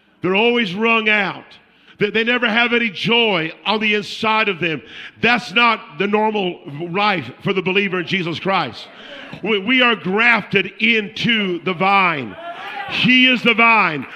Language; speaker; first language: English; native; English